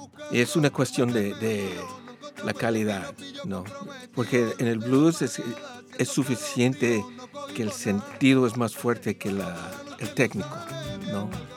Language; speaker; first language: Spanish; non-native, learner; English